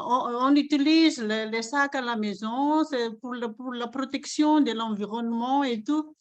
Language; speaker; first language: French; non-native, local second language; Malagasy